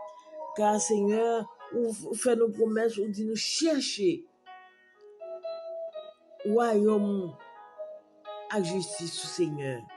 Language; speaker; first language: French; non-native, local second language; Haitian Creole